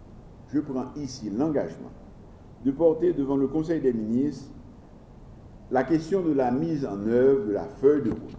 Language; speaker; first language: French; non-native, local second language; Haitian Creole